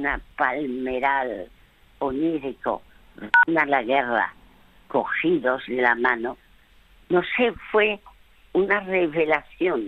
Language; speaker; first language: Spanish; early bilingual, other home language; French